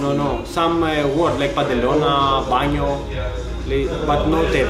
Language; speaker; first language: English; non-native, learner; Greek